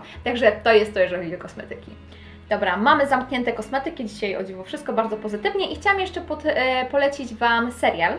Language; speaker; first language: Polish; native; Polish